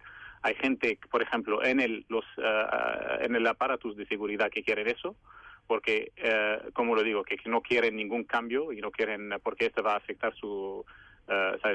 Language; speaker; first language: Spanish; non-native, fluent; Arabic